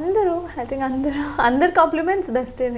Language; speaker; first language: Telugu; non-native, local second language; Kannada